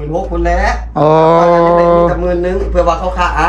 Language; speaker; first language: Thai; non-native, local second language; Lao